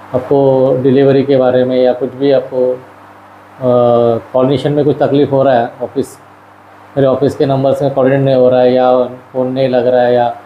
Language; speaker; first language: Hindi; non-native, local second language; Marathi